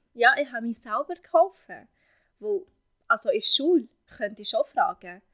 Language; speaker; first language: German; non-native, fluent; Arabic